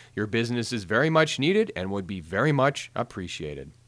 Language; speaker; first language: English; native; English